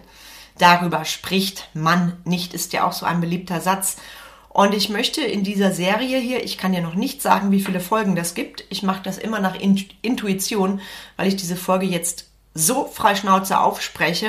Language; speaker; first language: German; native; German